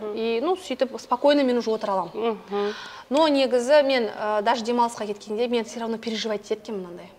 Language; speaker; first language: Russian; non-native, local second language; Kazakh